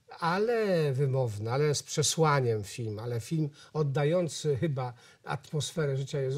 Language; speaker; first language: Polish; native; Polish